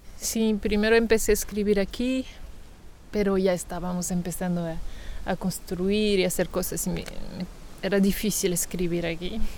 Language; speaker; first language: Spanish; non-native, fluent; French